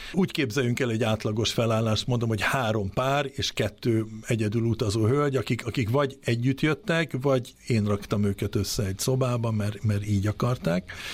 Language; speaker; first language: Hungarian; early bilingual, heritage; Swedish